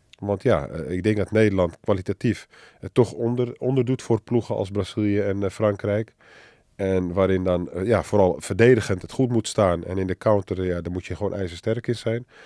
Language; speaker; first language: Dutch; early bilingual, other home language; Arabic